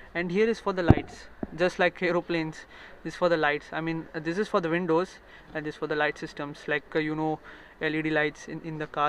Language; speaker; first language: English; non-native, fluent; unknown